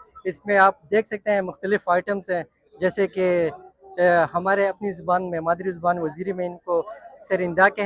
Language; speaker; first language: Hindi; non-native, local second language; Pashto